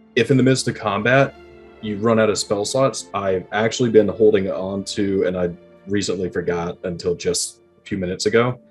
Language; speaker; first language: English; native; English